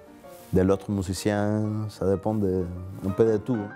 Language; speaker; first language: French; non-native, learner; Spanish